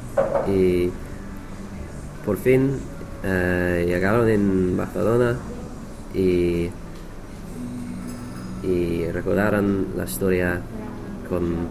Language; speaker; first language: Spanish; non-native, learner; English